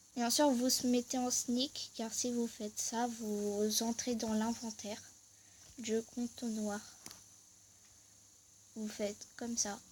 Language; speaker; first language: French; native; French